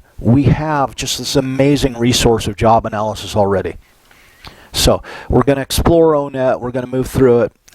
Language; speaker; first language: English; native; English